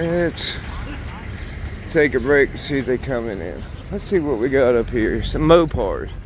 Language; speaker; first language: English; native; English